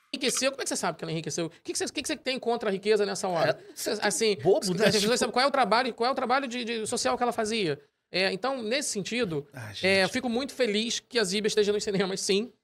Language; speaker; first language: Portuguese; native; Portuguese